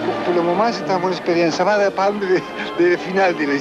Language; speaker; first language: French; non-native, fluent; Spanish